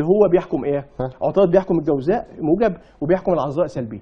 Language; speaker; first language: Arabic; native; Arabic